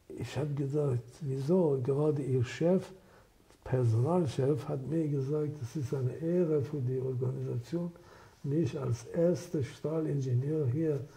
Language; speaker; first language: German; non-native, fluent; Persian